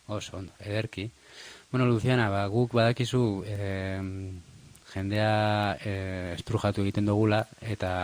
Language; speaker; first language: Basque; native; Basque